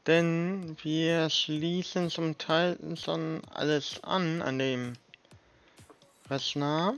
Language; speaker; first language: German; native; German